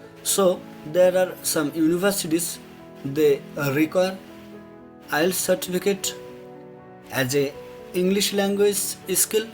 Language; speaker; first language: English; non-native, fluent; Bangla